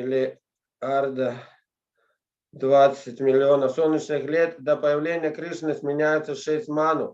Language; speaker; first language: Russian; native; Russian